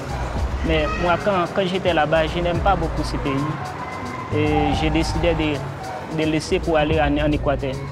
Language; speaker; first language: French; non-native, local second language; Haitian Creole